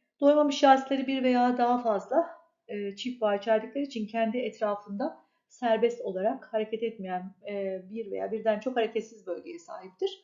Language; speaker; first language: Turkish; native; Turkish